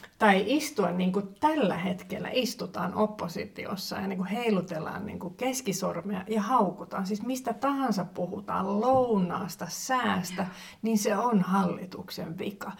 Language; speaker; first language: Finnish; non-native, local second language; Swedish